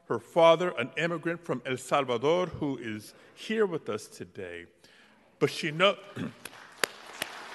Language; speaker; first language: English; native; English